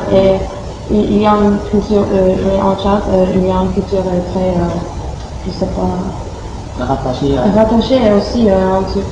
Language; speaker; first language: French; non-native, learner; Turkish